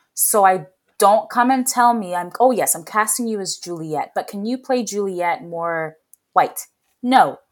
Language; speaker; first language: English; native; English